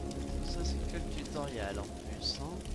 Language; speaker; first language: French; native; French